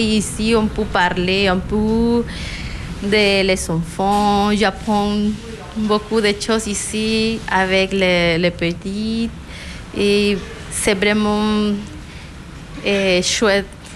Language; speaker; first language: French; non-native, learner; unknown